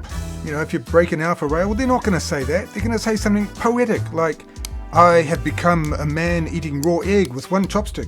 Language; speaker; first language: English; native; English